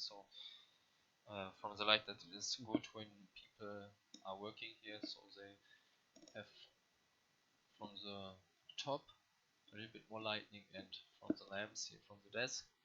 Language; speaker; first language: English; non-native, learner; German